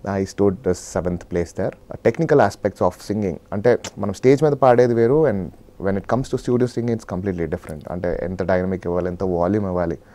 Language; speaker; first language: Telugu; native; Telugu